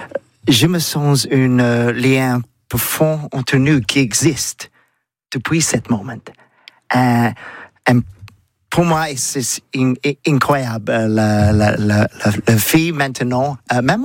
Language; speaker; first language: French; non-native, learner; English